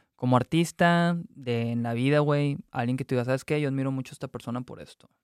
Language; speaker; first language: Spanish; native; Spanish